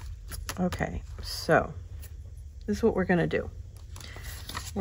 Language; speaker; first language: English; native; English